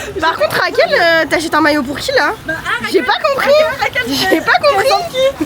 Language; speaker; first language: French; native; French